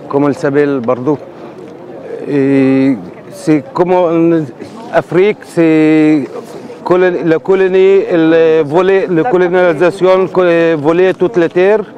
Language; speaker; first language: French; non-native, learner; Arabic